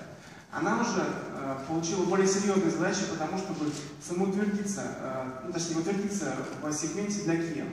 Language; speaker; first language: Russian; native; Russian